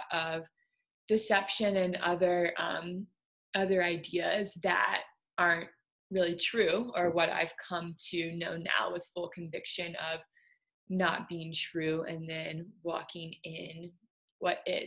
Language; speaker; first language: English; native; English